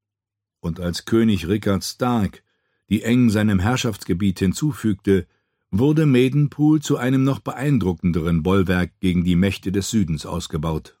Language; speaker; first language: German; native; German